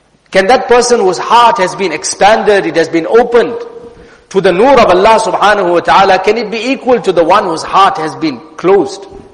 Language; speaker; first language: English; native; English